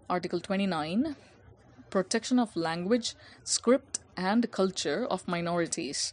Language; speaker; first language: English; non-native, local second language; Tamil